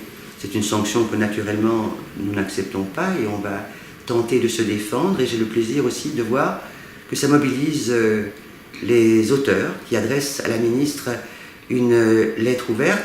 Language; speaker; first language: French; native; French